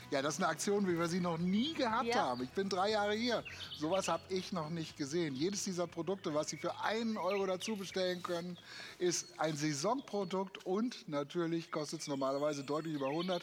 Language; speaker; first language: German; native; German